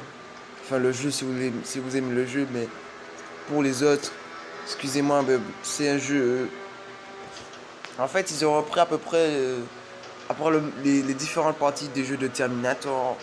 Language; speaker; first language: French; native; French